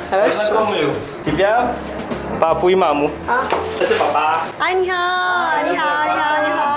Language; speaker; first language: Russian; non-native, fluent; Chinese